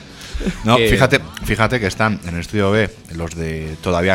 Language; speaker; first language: Spanish; native; Spanish